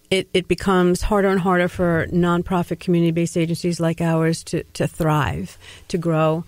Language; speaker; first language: English; native; English